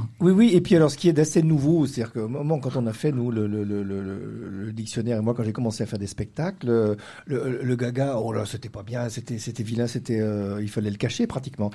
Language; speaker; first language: French; native; French